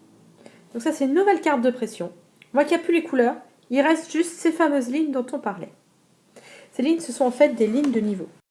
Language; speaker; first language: French; native; French